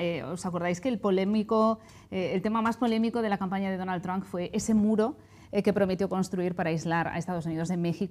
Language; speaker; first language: Spanish; native; Spanish